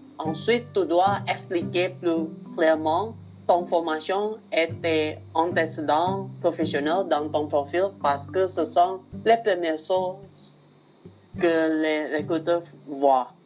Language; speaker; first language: French; non-native, learner; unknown